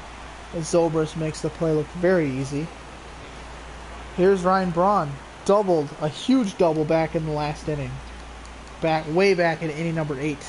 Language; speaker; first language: English; native; English